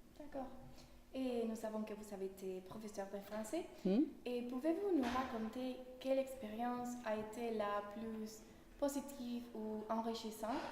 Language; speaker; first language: French; non-native, learner; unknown